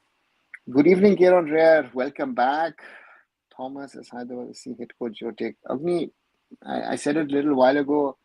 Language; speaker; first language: English; non-native, local second language; Bangla